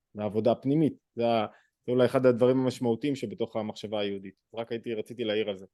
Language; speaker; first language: Hebrew; native; Hebrew